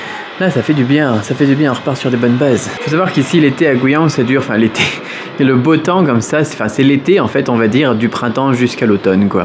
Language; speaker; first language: French; native; French